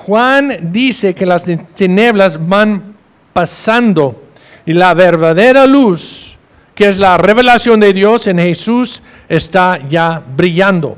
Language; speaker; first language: Spanish; non-native, fluent; English